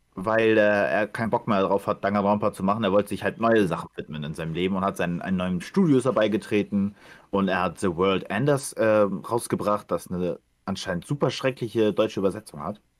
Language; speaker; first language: German; early bilingual, other home language; Ukrainian